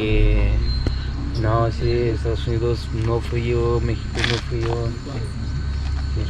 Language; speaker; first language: Spanish; non-native, learner; French